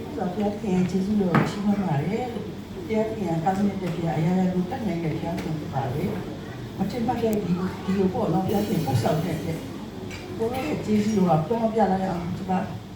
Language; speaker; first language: Burmese; non-native, local second language; Shan